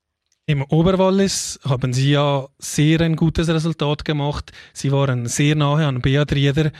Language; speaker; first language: German; native; German